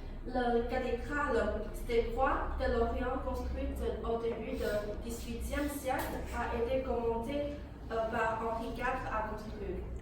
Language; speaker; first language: French; non-native, learner; Chinese